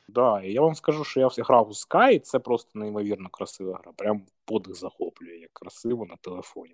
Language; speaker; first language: Ukrainian; native; Ukrainian